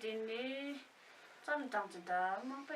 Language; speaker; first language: English; non-native, learner; Ladakhi